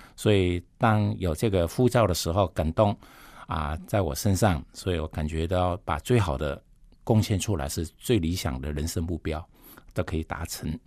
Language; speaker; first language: Chinese; non-native, fluent; Cantonese